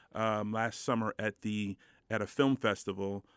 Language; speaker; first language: English; native; English